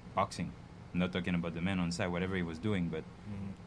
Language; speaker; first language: English; non-native, fluent; French